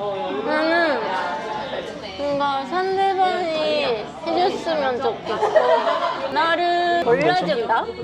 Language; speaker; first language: Korean; non-native, fluent; Japanese